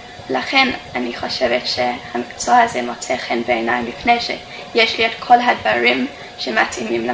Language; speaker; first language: Hebrew; non-native, fluent; English